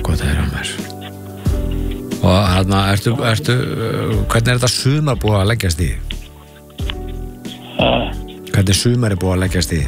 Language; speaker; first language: Icelandic; native; Icelandic